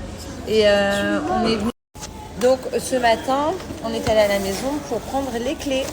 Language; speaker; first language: French; native; French